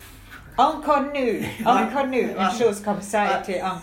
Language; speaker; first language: French; non-native, fluent; German